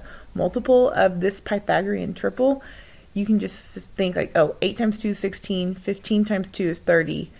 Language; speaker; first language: English; native; English